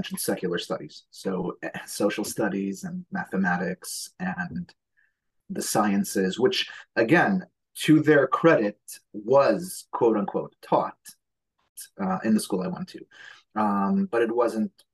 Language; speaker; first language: English; early bilingual, other home language; Hebrew